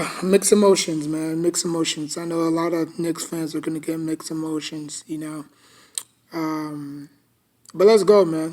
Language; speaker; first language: English; native; English